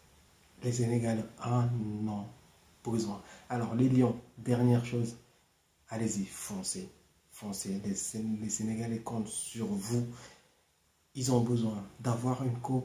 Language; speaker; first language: French; non-native, local second language; Wolof